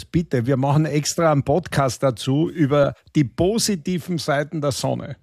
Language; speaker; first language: German; native; German